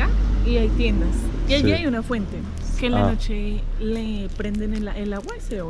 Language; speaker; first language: Spanish; native; Spanish